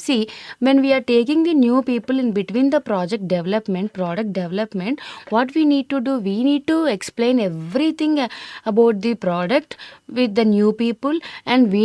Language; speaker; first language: English; non-native, local second language; Telugu